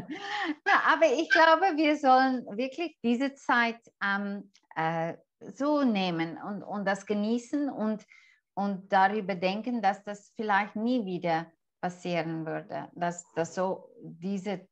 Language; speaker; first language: German; non-native, fluent; English